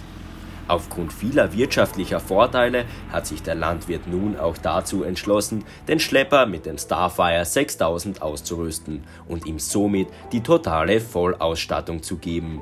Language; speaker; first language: German; native; German